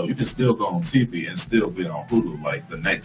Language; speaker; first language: English; native; English